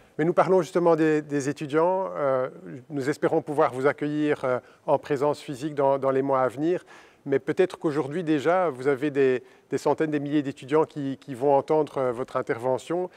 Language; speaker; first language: French; native; French